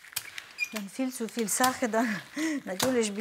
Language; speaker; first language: German; non-native, learner; Russian